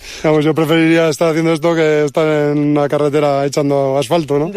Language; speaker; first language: Spanish; native; Spanish